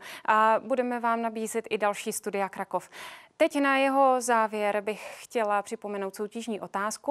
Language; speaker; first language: Czech; native; Czech